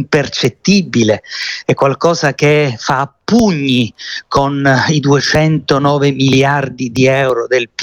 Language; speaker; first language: Italian; native; Italian